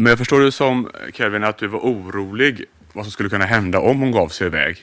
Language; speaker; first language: Swedish; native; Swedish